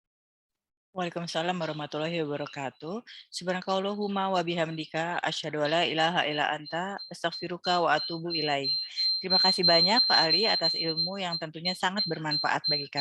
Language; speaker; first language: Indonesian; native; Indonesian